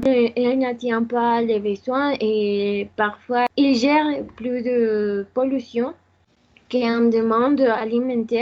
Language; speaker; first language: French; non-native, learner; Spanish